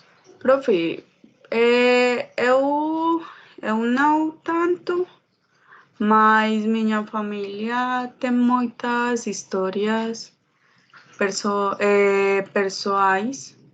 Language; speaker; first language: Portuguese; non-native, learner; Spanish